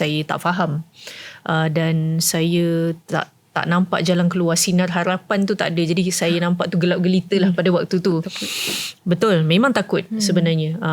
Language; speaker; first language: Malay; early bilingual, heritage; Malay